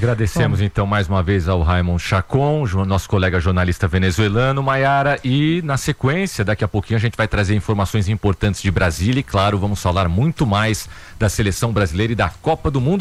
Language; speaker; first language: Portuguese; native; Portuguese